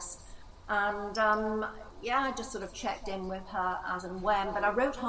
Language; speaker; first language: English; native; English